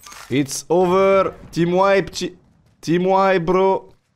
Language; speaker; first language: English; non-native, learner; French